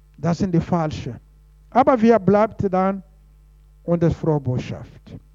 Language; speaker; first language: German; non-native, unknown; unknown